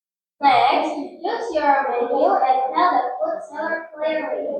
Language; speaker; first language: English; non-native, learner; Indonesian